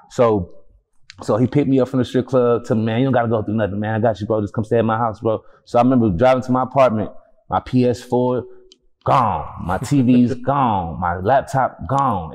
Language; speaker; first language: English; native; English